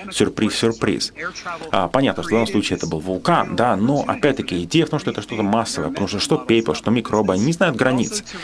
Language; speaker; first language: Russian; non-native, fluent; English